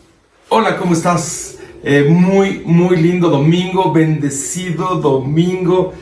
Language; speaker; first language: Spanish; native; Spanish